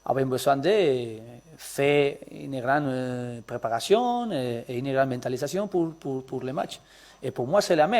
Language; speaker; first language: French; non-native, learner; Spanish